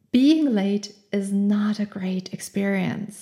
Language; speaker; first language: English; non-native, fluent; German